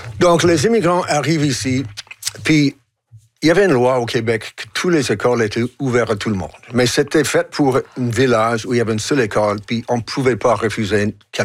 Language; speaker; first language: French; non-native, local second language; English